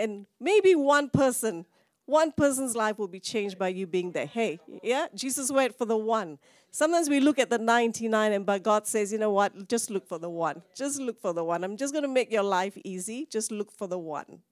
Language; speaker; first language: English; non-native, local second language; Tamil